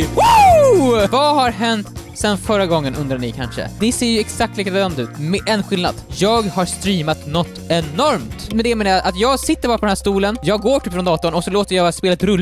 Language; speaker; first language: Swedish; native; Swedish